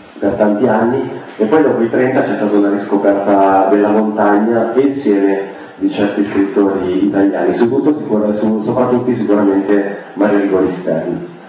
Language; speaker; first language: Italian; native; Italian